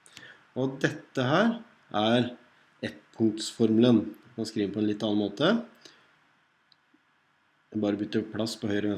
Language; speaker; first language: Norwegian; native; Norwegian